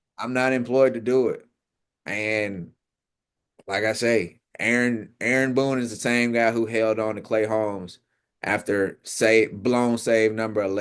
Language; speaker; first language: English; native; English